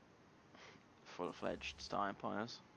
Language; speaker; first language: English; native; English